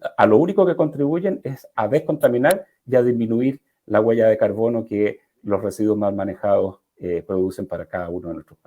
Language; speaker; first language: Spanish; native; Spanish